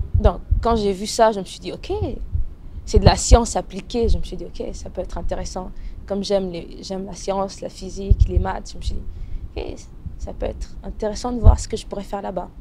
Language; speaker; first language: French; non-native, local second language; Lingala